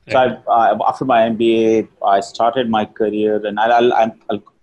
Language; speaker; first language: English; non-native, local second language; Hindi